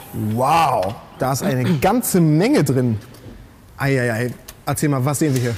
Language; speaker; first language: German; native; German